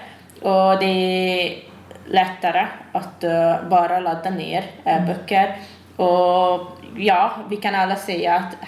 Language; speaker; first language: Swedish; non-native, fluent; Hungarian